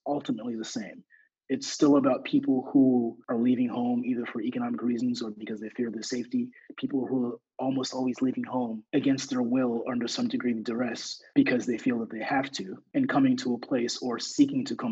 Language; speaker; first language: English; non-native, local second language; Yoruba